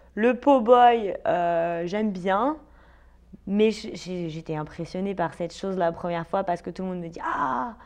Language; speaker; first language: French; native; French